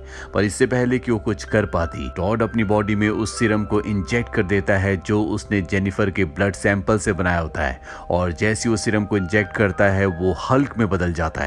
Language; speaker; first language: Hindi; native; Hindi